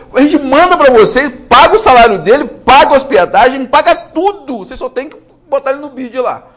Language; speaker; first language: Portuguese; native; Portuguese